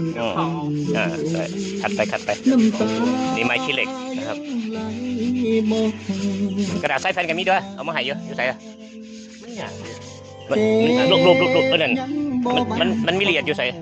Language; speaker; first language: Thai; native; Thai